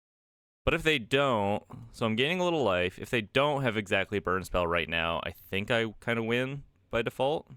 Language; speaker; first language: English; native; English